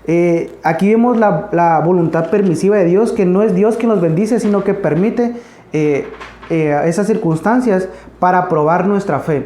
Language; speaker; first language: Spanish; native; Spanish